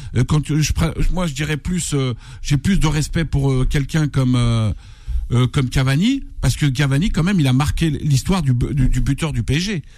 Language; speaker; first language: French; native; French